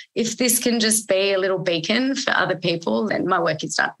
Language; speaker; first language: English; native; English